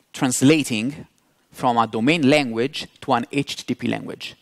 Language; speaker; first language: English; non-native, fluent; Italian